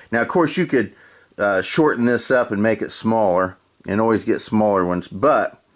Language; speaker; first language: English; native; English